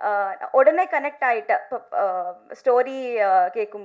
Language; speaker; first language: Tamil; non-native, learner; Telugu